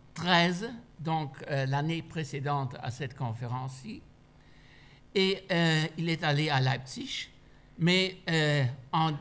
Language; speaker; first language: French; non-native, fluent; German